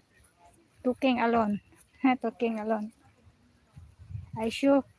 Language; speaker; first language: English; non-native, local second language; Filipino